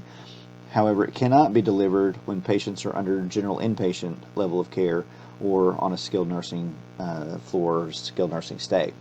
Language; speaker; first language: English; native; English